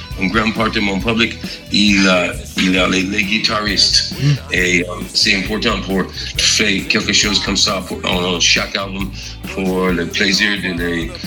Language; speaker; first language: French; non-native, fluent; English